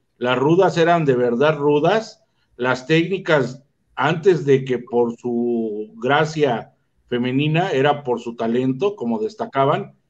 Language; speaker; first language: Spanish; native; Spanish